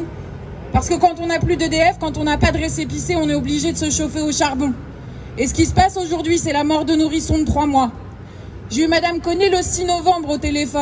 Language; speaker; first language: French; native; French